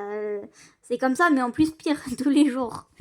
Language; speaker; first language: French; native; French